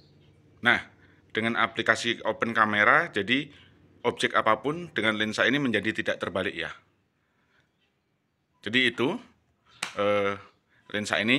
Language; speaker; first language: Indonesian; native; Indonesian